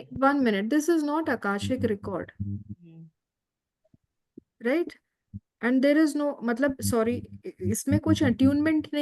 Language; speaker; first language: Hindi; native; Hindi